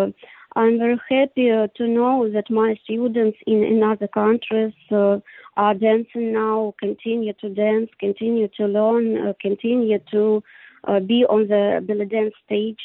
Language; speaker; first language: English; non-native, learner; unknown